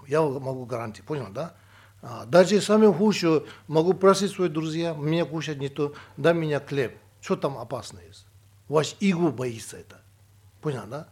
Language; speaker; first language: Russian; non-native, learner; Tibetan